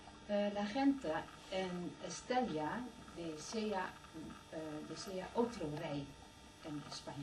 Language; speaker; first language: Spanish; non-native, learner; Dutch